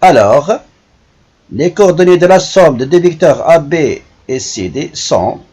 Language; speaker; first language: French; non-native, local second language; Arabic